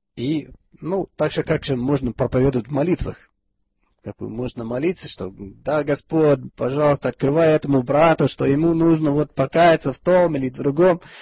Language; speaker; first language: Russian; non-native, fluent; English